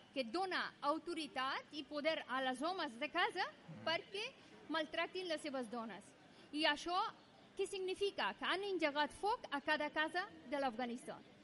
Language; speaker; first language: Catalan; non-native, fluent; Persian